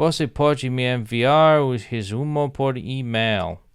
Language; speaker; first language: Portuguese; non-native, learner; English